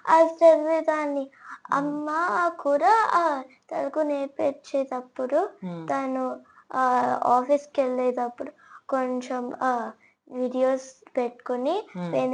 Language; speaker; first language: Telugu; early bilingual, heritage; Telugu